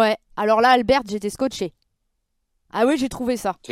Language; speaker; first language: French; native; French